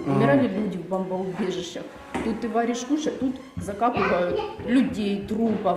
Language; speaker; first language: Russian; native; Russian